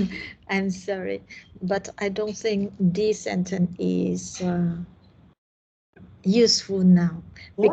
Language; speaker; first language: English; non-native, learner; Vietnamese